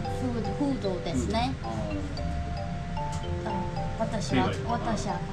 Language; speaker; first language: Japanese; non-native, learner; Korean